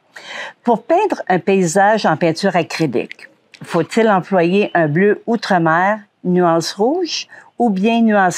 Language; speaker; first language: French; native; French